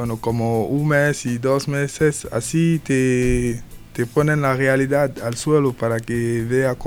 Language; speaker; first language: Spanish; non-native, learner; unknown